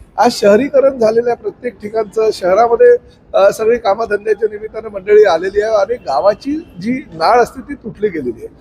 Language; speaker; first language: Marathi; native; Marathi